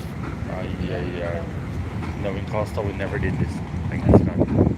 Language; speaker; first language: English; non-native, fluent; Portuguese